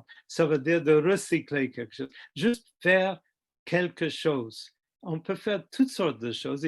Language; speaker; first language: French; non-native, fluent; English